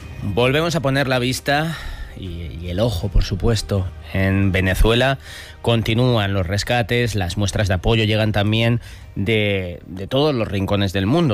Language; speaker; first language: Spanish; native; Spanish